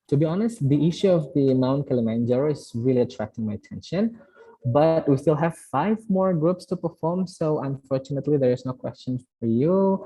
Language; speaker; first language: English; non-native, fluent; Indonesian